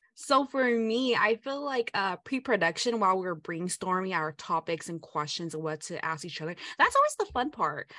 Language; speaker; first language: English; early bilingual, other home language; Hmong